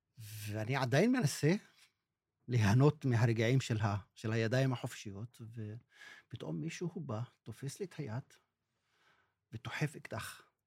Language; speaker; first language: Hebrew; non-native, local second language; Arabic